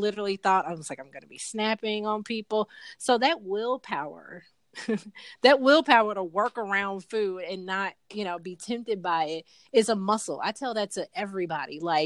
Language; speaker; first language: English; native; English